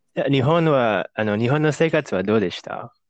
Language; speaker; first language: Japanese; non-native, fluent; Indonesian